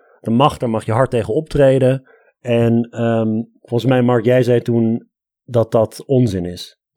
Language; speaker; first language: Dutch; early bilingual, other home language; Armenian